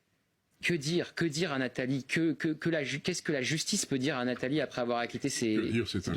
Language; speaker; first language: French; native; French